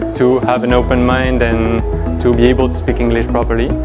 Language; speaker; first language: English; non-native, fluent; French